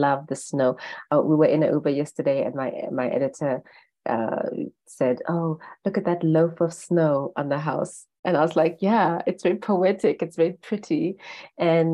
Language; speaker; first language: English; non-native, local second language; Xhosa